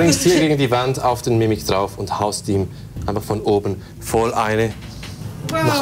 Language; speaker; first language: German; native; German